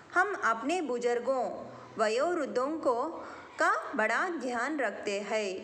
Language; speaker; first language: Hindi; non-native, local second language; Telugu